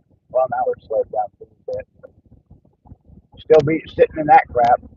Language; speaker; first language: English; native; English